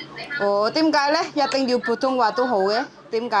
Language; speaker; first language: Cantonese; non-native, learner; Javanese